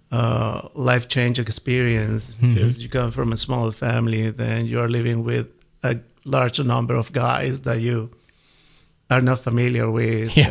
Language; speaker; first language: English; non-native, fluent; Spanish